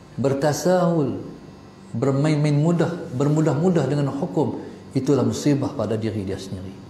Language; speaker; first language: Malay; native; Malay